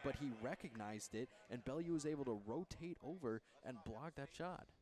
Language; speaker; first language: English; native; English